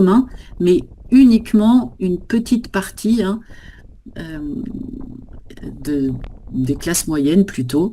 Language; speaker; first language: French; native; French